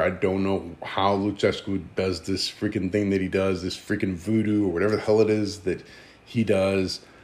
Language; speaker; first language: English; early bilingual, other home language; Greek